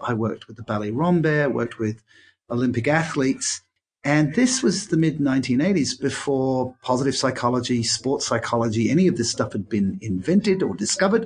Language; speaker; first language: English; native; English